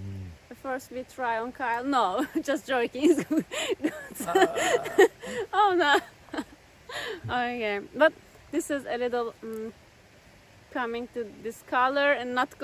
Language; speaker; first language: English; non-native, learner; Turkish